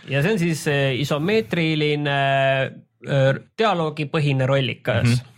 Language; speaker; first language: Estonian; native; Estonian